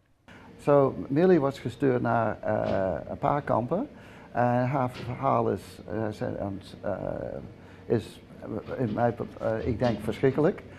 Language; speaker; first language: Dutch; early bilingual, heritage; Dutch